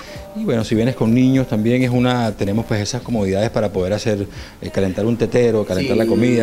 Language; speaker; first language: Spanish; native; Spanish